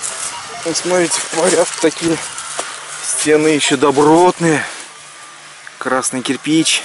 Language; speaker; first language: Russian; native; Russian